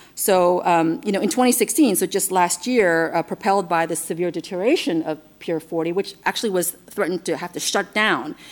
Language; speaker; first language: English; non-native, fluent; Chinese